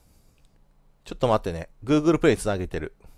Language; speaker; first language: Japanese; native; Japanese